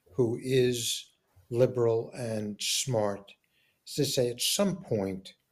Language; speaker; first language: English; native; English